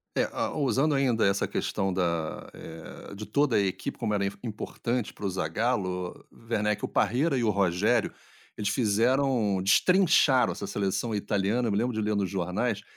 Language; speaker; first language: Portuguese; native; Portuguese